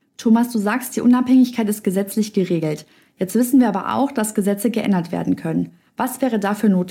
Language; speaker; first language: German; native; German